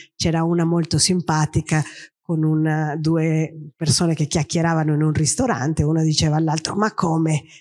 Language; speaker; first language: Italian; non-native, fluent; Spanish